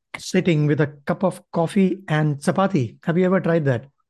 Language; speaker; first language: English; non-native, local second language; Marathi